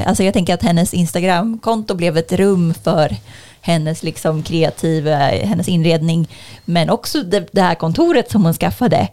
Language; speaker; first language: Swedish; native; Swedish